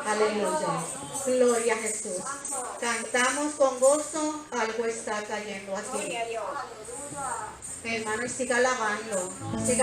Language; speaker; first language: Spanish; native; Spanish